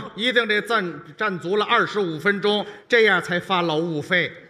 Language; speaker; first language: Chinese; native; Chinese